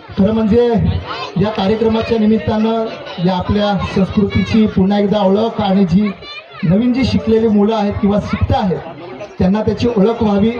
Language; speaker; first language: Marathi; non-native, local second language; Kukna